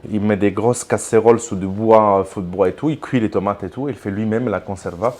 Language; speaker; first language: French; non-native, fluent; Italian